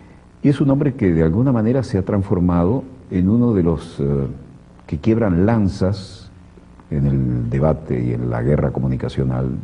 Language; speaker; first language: Spanish; native; Spanish